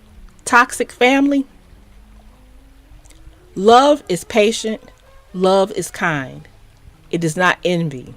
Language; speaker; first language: English; native; English